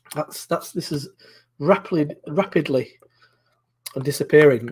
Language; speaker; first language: English; native; English